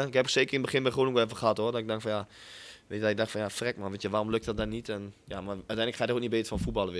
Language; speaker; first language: Dutch; native; Dutch